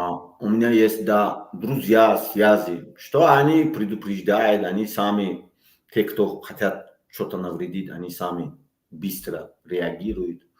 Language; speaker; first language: Russian; non-native, local second language; Tajik